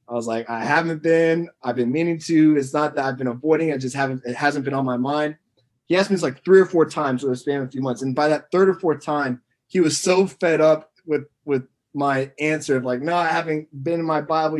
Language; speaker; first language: English; native; English